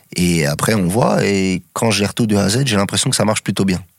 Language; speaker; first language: French; native; French